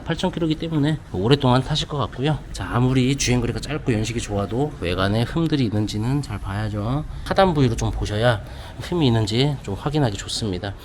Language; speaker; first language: Korean; native; Korean